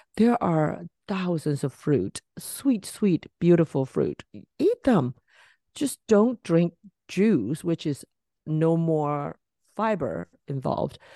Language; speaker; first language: English; non-native, local second language; Cantonese